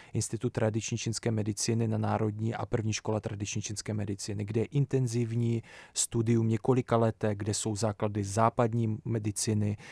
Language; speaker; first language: Czech; early bilingual, other home language; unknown